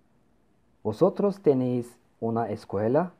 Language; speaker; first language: Spanish; non-native, learner; Turkish